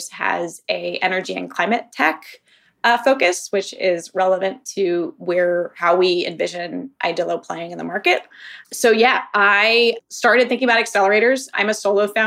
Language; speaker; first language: English; native; English